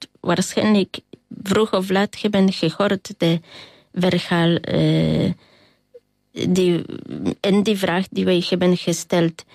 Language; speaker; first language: Dutch; non-native, fluent; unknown